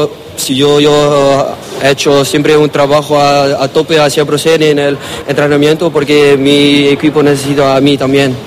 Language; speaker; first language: Spanish; non-native, learner; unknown